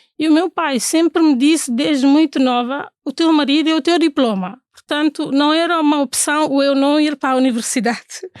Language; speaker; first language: Portuguese; non-native, local second language; Fula